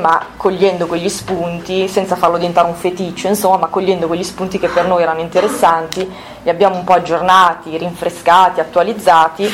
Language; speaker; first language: Italian; native; Italian